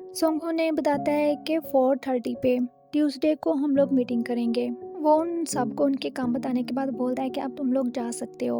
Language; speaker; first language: Hindi; native; Hindi